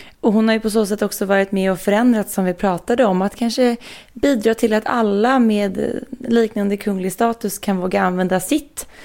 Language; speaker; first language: Swedish; native; Swedish